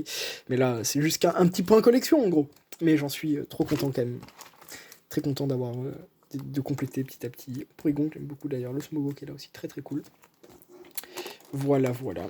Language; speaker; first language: French; native; French